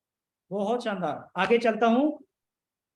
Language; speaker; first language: Hindi; native; Hindi